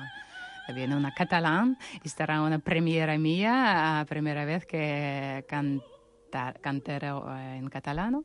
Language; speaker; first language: Spanish; non-native, learner; Russian